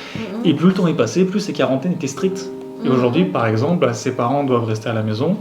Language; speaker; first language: French; native; French